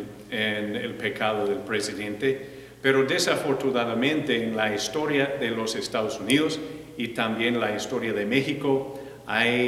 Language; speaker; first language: Spanish; non-native, fluent; English